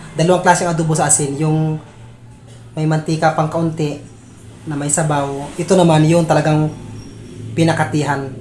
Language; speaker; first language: Filipino; non-native, local second language; Bikol